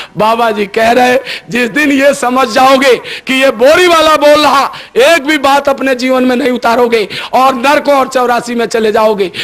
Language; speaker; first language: Hindi; native; Hindi